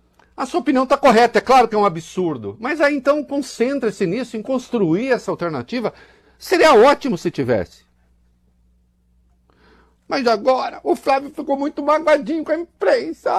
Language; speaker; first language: Portuguese; native; Portuguese